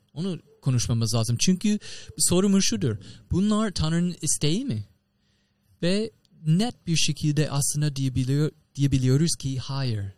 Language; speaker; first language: Turkish; non-native, fluent; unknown